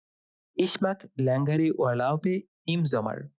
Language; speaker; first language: German; non-native, fluent; Bangla